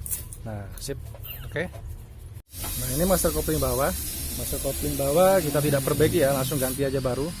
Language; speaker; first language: Indonesian; native; Indonesian